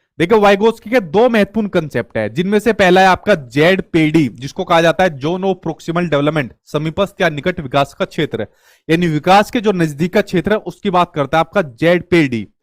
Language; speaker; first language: Hindi; native; Hindi